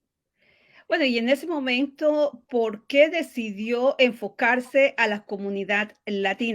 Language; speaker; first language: Spanish; native; Spanish